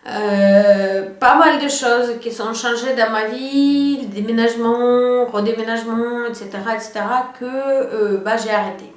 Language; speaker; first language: French; non-native, fluent; Russian